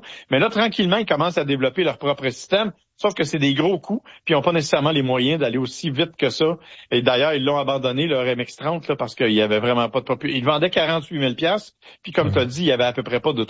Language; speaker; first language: French; native; French